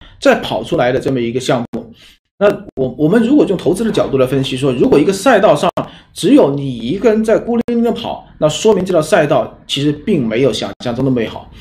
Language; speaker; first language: Chinese; native; Chinese